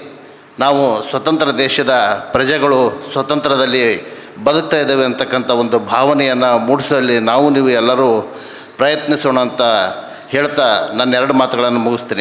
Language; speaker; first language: Kannada; native; Kannada